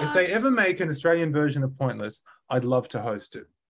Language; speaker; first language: English; native; English